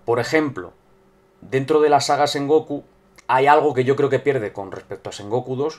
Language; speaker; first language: Spanish; native; Spanish